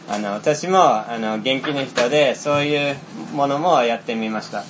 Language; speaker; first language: Japanese; non-native, fluent; Finnish